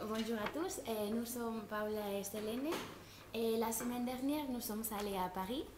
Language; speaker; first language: French; non-native, fluent; Spanish